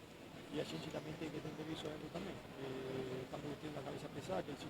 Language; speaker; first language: Portuguese; non-native, fluent; Spanish